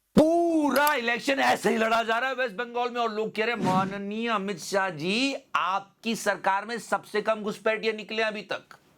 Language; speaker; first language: Hindi; native; Hindi